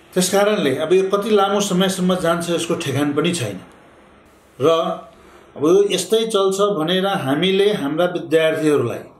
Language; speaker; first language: Nepali; non-native, local second language; Maithili